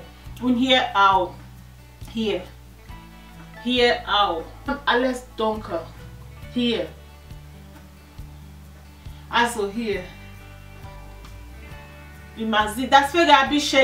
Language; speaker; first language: German; non-native, learner; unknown